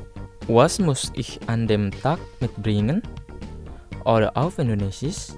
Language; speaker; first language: German; non-native, fluent; Indonesian